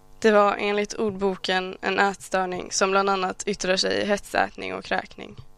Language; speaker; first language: Swedish; early bilingual, other home language; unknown